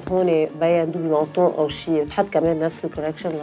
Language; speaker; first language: Arabic; native; Arabic